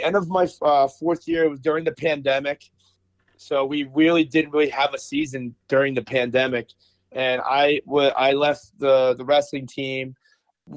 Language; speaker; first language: English; native; English